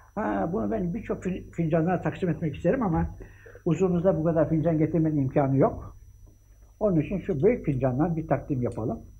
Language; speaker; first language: Turkish; native; Turkish